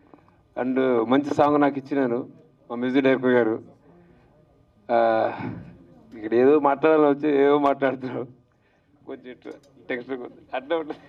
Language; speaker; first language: Telugu; non-native, learner; Hindi